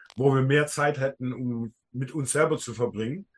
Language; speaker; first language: German; early bilingual, heritage; Dutch